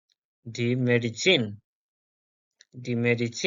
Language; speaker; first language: German; non-native, learner; English